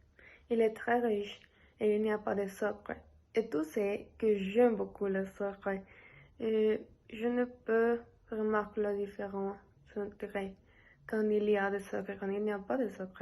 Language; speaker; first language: French; non-native, learner; Spanish